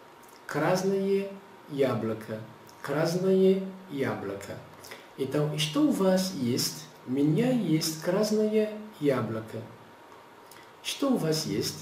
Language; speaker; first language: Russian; non-native, learner; Portuguese